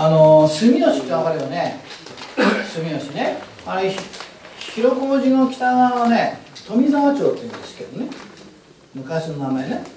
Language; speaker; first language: Japanese; native; Japanese